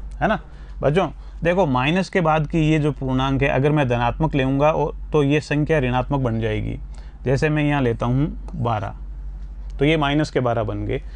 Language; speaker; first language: Hindi; native; Hindi